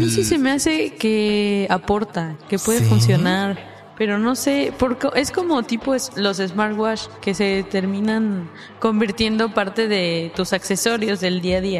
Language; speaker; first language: Spanish; native; Spanish